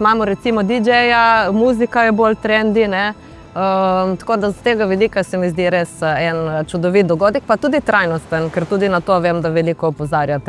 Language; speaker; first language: Slovenian; native; Slovenian